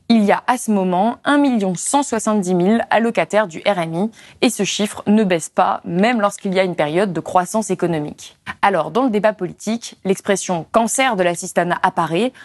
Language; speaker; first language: French; native; French